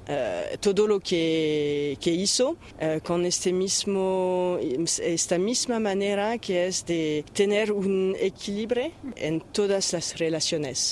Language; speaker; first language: Spanish; non-native, fluent; French